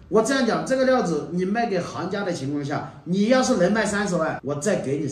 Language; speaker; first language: Chinese; native; Chinese